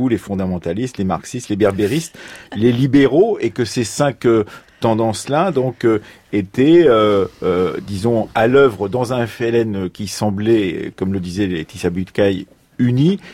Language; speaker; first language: French; native; French